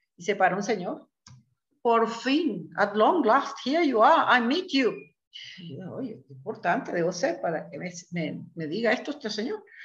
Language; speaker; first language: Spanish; native; Spanish